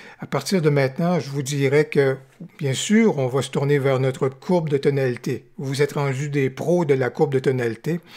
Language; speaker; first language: French; native; French